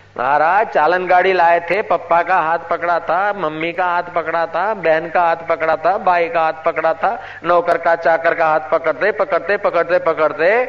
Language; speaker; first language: Hindi; non-native, local second language; Sindhi